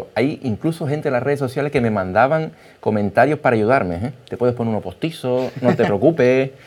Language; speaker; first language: Spanish; native; Spanish